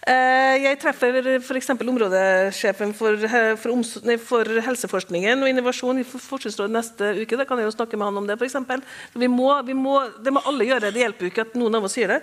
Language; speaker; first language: Norwegian; native; Norwegian